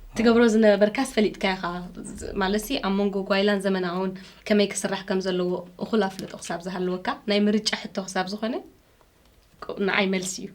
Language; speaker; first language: Tigrinya; native; Tigrinya